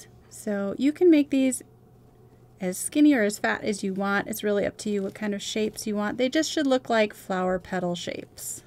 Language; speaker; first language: English; native; English